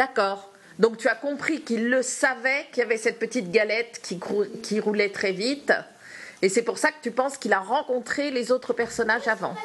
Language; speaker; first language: French; native; French